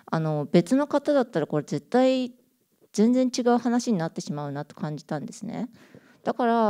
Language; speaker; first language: Japanese; native; Japanese